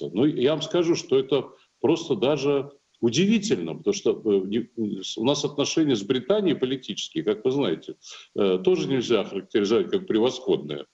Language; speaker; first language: Russian; native; Russian